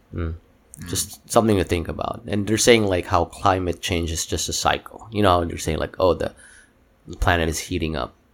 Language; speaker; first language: English; non-native, local second language; Cebuano